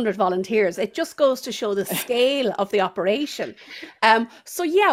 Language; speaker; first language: English; native; English